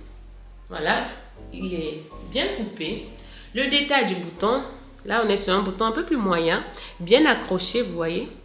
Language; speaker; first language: French; native; French